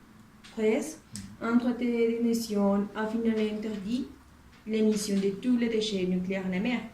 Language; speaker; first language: French; non-native, learner; Spanish